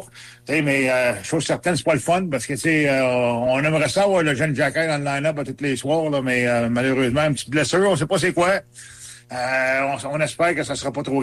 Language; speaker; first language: French; native; French